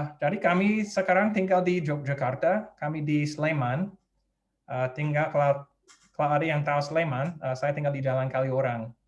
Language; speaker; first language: Indonesian; non-native, fluent; English